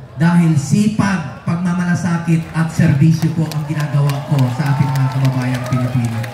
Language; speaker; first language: Filipino; non-native, local second language; Cebuano